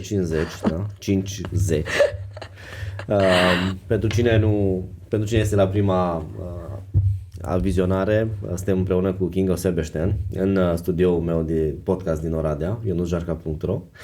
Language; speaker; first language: Romanian; native; Romanian